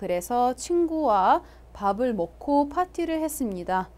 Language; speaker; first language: Korean; non-native, fluent; Arabic